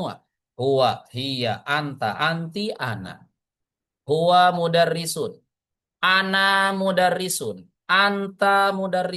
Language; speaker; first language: Arabic; non-native, fluent; Indonesian